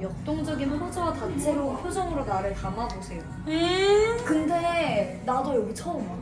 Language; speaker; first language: Korean; non-native, learner; Japanese